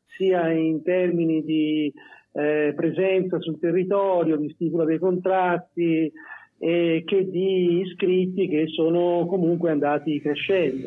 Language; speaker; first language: Italian; native; Italian